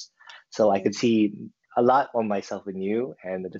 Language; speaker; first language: English; non-native, local second language; Filipino